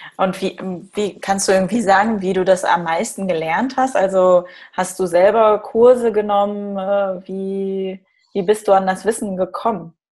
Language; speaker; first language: German; native; German